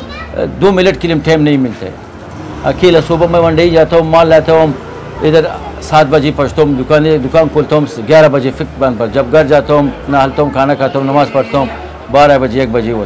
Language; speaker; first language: Hindi; non-native, learner; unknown